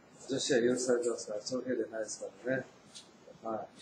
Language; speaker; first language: Japanese; native; Japanese